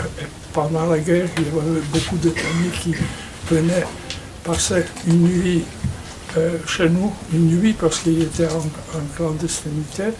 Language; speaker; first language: French; non-native, fluent; Polish